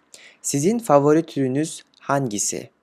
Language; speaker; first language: Turkish; non-native, fluent; Kyrgyz